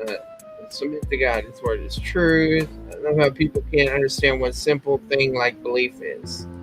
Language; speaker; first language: English; native; English